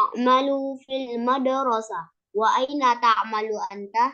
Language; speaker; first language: Arabic; non-native, learner; Indonesian